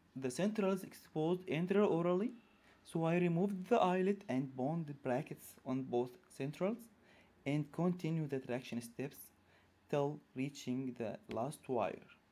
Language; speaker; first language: English; non-native, fluent; Arabic